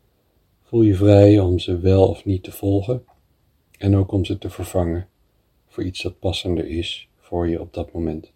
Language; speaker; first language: Dutch; native; Dutch